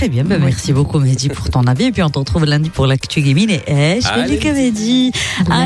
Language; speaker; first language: French; non-native, local second language; Arabic